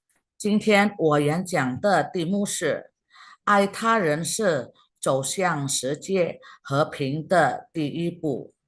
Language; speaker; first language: Chinese; non-native, fluent; Indonesian